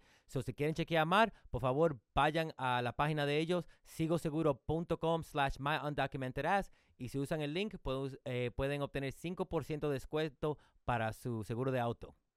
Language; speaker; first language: Spanish; early bilingual, heritage; Spanish